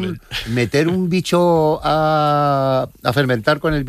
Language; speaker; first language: Spanish; native; Spanish